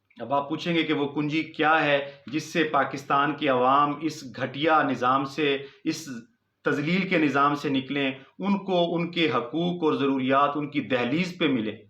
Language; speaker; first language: Urdu; non-native, local second language; Punjabi